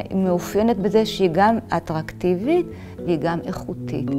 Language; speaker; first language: Hebrew; native; Hebrew